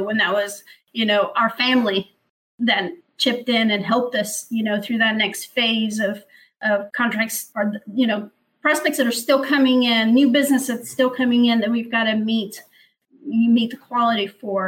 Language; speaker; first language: English; early bilingual, other home language; Spanish